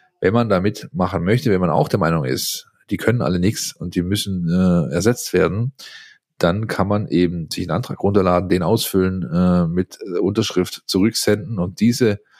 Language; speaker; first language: German; native; German